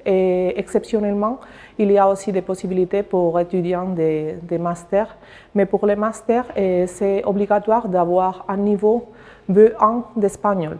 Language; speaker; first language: French; non-native, learner; Spanish